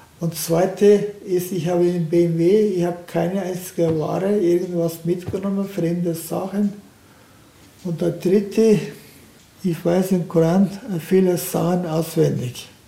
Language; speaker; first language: German; non-native, learner; Turkish